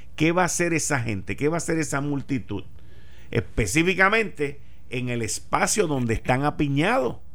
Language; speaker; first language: Spanish; native; Spanish